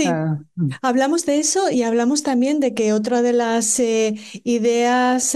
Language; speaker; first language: Spanish; native; Spanish